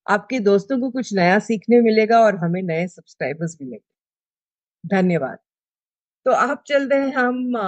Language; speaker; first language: Hindi; non-native, local second language; Telugu